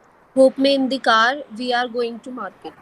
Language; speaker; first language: English; non-native, learner; Hindi